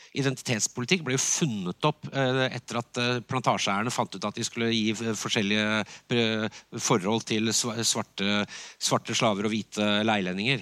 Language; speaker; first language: Norwegian; native; Norwegian